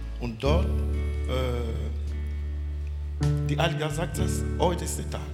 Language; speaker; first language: German; non-native, learner; French